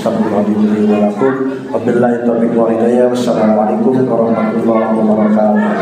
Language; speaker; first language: Indonesian; native; Indonesian